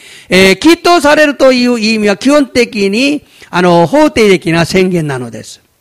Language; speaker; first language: Japanese; non-native, fluent; Korean